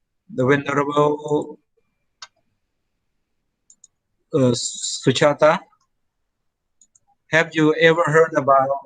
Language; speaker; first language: English; non-native, fluent; Thai